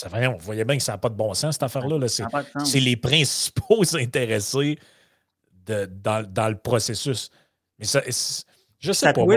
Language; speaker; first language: French; native; French